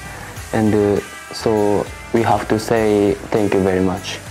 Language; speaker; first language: English; non-native, learner; Japanese